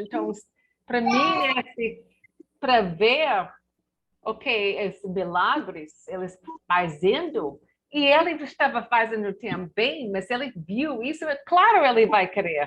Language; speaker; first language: Portuguese; non-native, learner; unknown